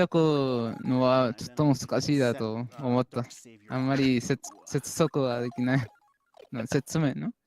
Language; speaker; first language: Japanese; non-native, learner; Spanish